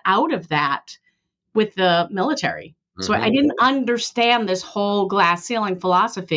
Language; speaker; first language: English; native; English